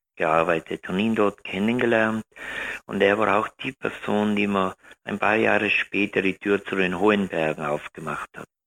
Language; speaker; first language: German; native; German